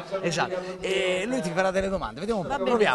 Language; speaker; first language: Italian; native; Italian